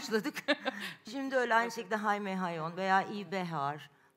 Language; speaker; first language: Turkish; native; Turkish